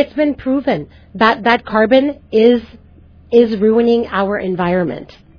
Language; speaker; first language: English; early bilingual, other home language; Punjabi